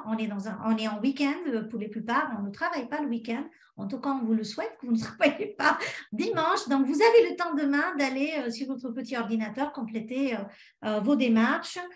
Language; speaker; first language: French; native; French